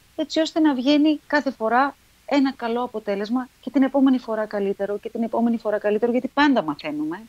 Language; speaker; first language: Greek; native; Greek